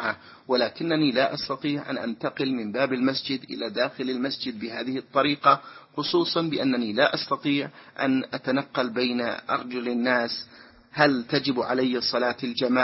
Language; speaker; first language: Arabic; native; Arabic